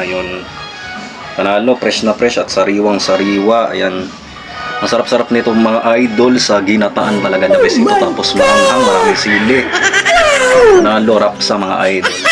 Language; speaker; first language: Filipino; non-native, local second language; Bikol